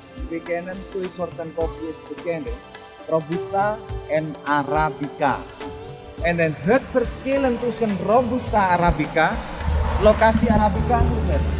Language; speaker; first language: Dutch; non-native, learner; Indonesian